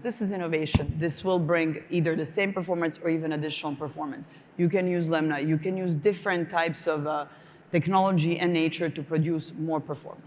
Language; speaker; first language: English; non-native, fluent; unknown